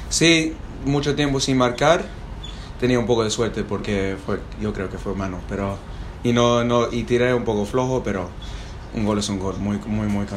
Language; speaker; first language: Spanish; non-native, fluent; English